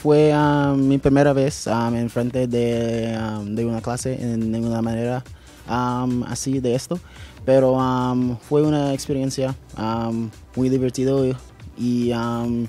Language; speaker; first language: Spanish; non-native, learner; English